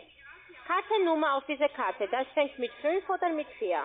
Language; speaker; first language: German; non-native, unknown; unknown